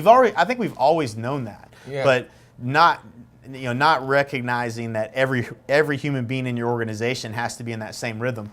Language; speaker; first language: English; native; English